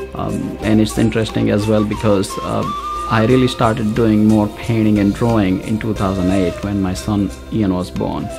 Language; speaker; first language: English; non-native, local second language; Gujarati